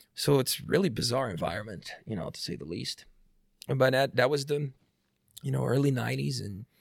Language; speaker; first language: English; non-native, fluent; Portuguese